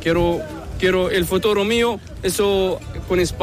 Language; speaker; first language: Spanish; non-native, learner; Arabic